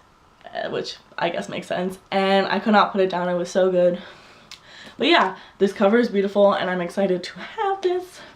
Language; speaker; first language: English; native; English